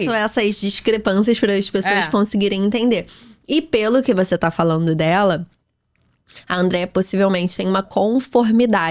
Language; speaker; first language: Portuguese; native; Portuguese